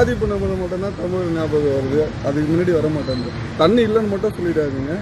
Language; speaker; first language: Tamil; native; Tamil